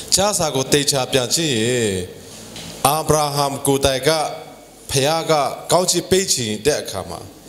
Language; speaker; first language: Burmese; non-native, local second language; Hakha Chin